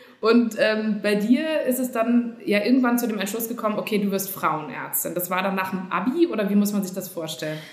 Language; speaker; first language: German; native; German